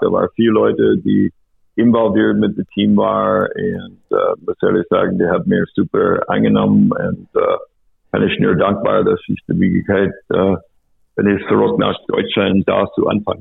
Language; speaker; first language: German; non-native, learner; English